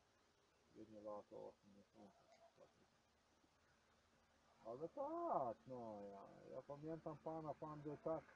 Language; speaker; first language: Polish; non-native, learner; Ukrainian